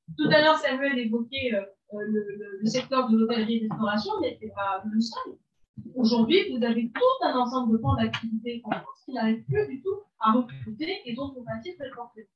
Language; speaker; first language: French; non-native, local second language; Arabic